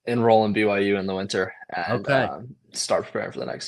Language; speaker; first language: English; native; English